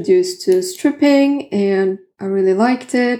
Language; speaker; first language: English; non-native, fluent; Swedish